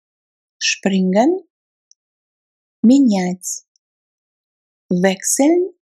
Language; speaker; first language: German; non-native, fluent; Russian